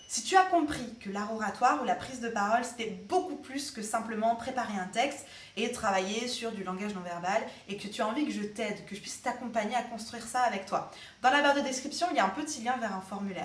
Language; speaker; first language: French; native; French